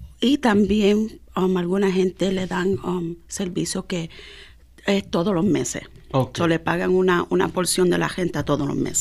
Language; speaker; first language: Spanish; early bilingual, heritage; Spanish